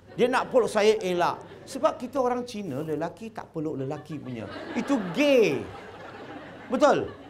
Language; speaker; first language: Malay; non-native, local second language; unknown